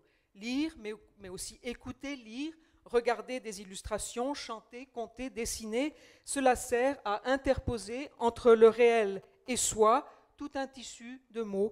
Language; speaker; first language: French; native; French